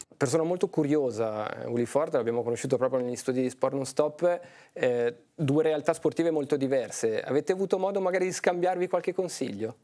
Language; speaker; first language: Italian; native; Italian